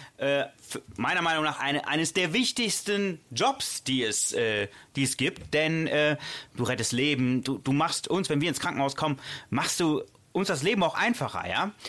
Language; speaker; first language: German; early bilingual, other home language; Italian